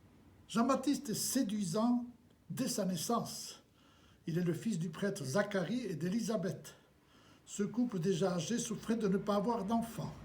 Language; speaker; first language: French; native; French